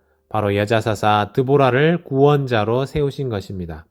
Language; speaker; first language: Korean; native; Korean